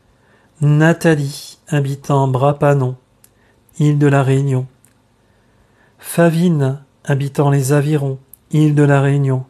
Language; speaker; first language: French; native; French